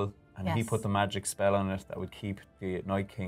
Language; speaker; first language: English; native; English